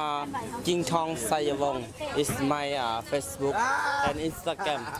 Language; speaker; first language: English; non-native, learner; Lao